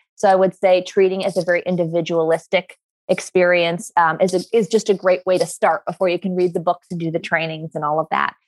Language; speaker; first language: English; native; English